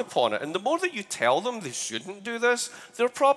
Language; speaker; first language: English; native; English